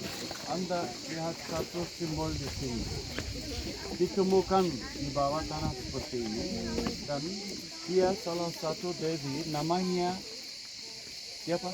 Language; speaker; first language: Indonesian; non-native, learner; Turkish